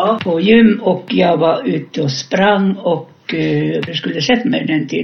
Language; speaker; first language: Swedish; non-native, fluent; Finnish